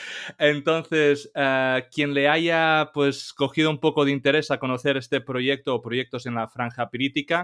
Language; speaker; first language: Spanish; native; Spanish